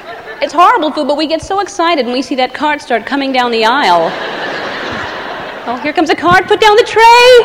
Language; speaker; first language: English; native; English